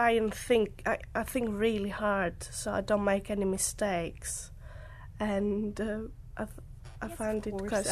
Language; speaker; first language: English; non-native, fluent; Greek